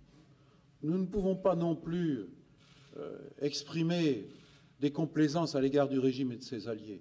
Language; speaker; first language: French; native; French